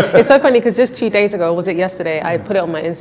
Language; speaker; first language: English; native; English